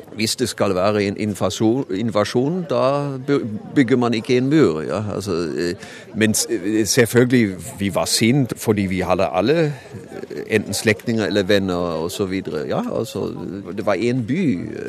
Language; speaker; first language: Norwegian; non-native, fluent; German